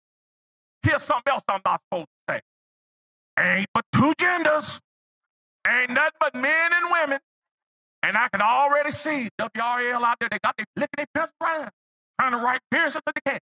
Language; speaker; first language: English; native; English